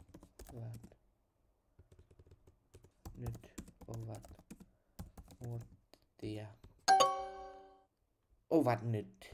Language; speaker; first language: Finnish; non-native, learner; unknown